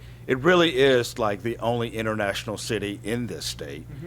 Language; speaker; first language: English; native; English